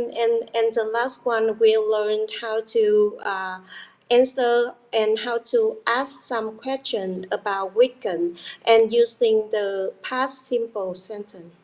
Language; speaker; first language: English; non-native, learner; Vietnamese